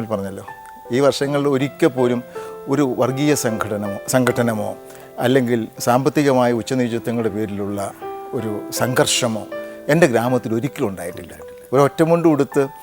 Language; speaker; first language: Malayalam; native; Malayalam